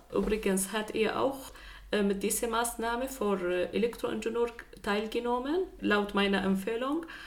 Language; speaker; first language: German; non-native, fluent; Arabic